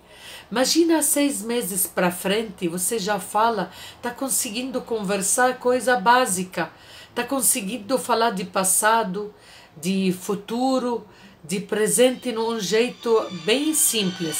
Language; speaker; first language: Portuguese; non-native, fluent; Arabic